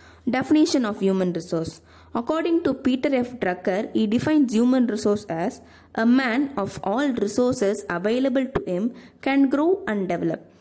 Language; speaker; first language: English; non-native, local second language; Tamil